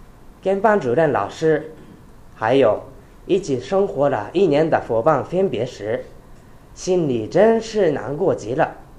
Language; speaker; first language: Chinese; non-native, fluent; Japanese